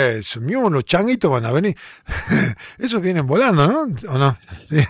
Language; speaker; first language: Spanish; native; Spanish